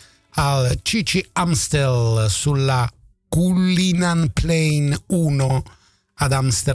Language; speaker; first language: Italian; native; Italian